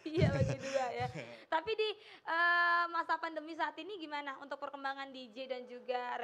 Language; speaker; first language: Indonesian; native; Indonesian